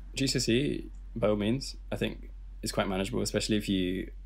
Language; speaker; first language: English; native; English